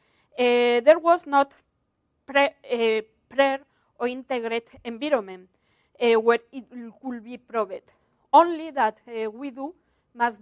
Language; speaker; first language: English; non-native, learner; Spanish